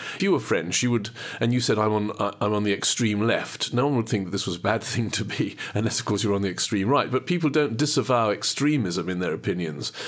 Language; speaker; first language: English; native; English